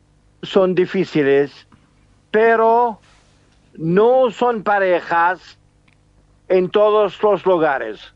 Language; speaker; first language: Spanish; non-native, fluent; Arabic